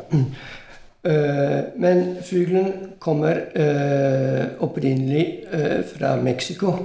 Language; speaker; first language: Norwegian; non-native, fluent; Italian